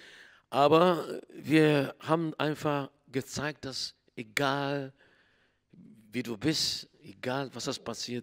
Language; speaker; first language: German; non-native, learner; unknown